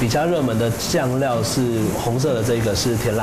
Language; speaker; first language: Chinese; native; Chinese